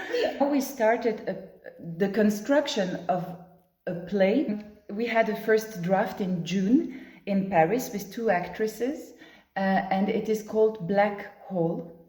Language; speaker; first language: English; non-native, fluent; French